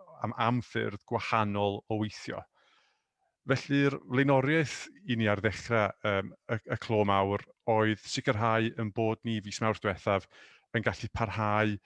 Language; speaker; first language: Welsh; native; Welsh